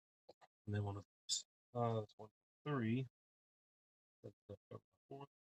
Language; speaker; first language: English; native; English